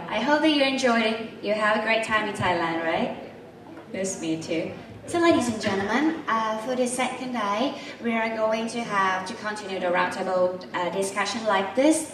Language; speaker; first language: English; non-native, fluent; Thai